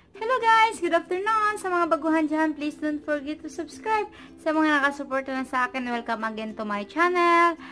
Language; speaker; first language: Filipino; non-native, local second language; Cebuano